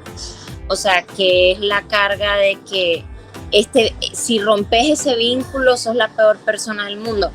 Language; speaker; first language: Spanish; native; Spanish